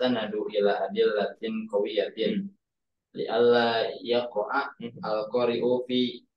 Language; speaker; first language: Arabic; non-native, fluent; Indonesian